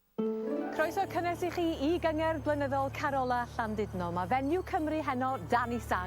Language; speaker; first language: Welsh; native; Welsh